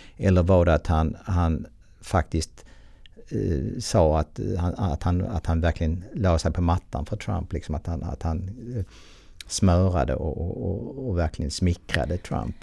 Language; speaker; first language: Swedish; native; Swedish